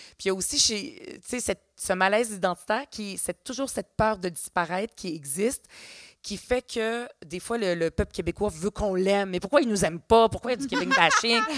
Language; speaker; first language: French; early bilingual, other home language; Arabic